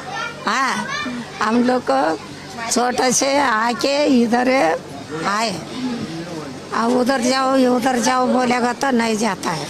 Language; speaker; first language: Hindi; non-native, local second language; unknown